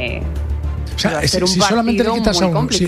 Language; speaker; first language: Spanish; native; Spanish